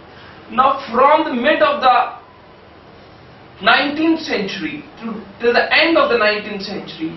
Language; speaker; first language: English; non-native, local second language; Hindi